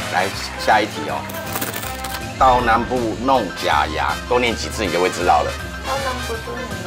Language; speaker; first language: Chinese; native; Chinese